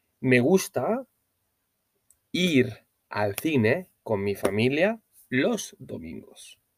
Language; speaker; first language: Spanish; non-native, learner; Norwegian